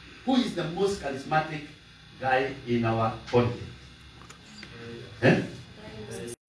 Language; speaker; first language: English; non-native, local second language; Kikuyu